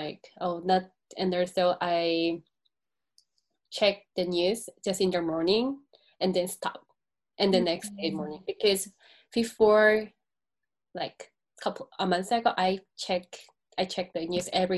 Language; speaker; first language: English; non-native, learner; Korean